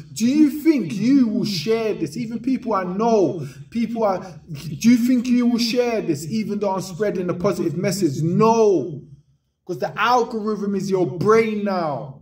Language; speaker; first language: English; native; English